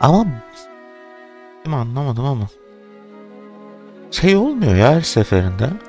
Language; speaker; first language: Turkish; native; Turkish